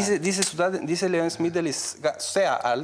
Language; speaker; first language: German; non-native, learner; Spanish